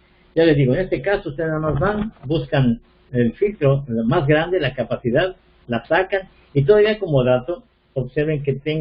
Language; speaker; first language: Spanish; native; Spanish